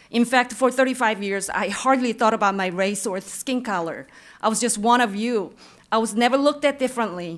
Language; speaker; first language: English; non-native, fluent; Korean